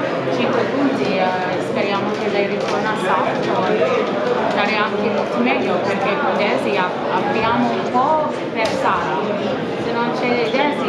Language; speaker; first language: Italian; non-native, learner; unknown